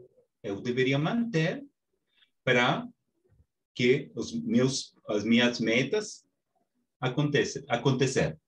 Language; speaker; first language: Portuguese; non-native, fluent; Spanish